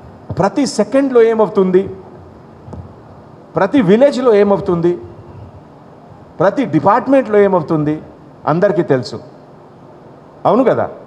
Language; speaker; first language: Telugu; non-native, fluent; Hindi